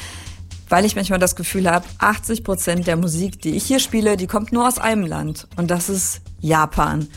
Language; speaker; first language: German; native; German